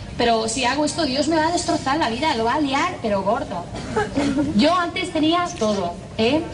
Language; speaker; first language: Spanish; non-native, fluent; English